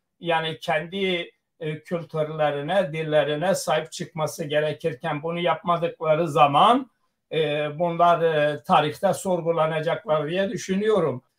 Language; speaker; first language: Turkish; non-native, local second language; Zaza